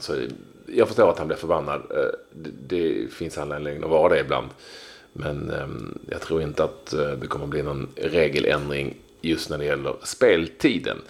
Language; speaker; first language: Swedish; native; Swedish